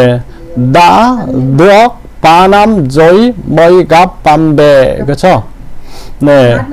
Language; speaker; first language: Vietnamese; non-native, learner; Korean